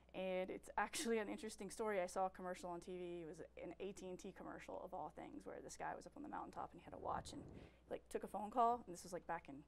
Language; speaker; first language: English; native; English